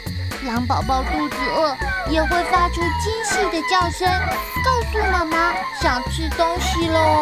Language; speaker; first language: Chinese; native; Chinese